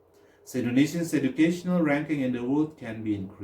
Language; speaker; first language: English; non-native, fluent; Indonesian